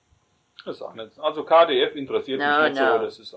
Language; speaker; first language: German; native; German